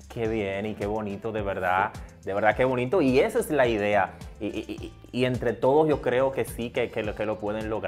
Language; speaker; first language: Spanish; native; Spanish